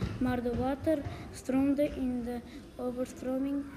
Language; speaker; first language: Dutch; non-native, local second language; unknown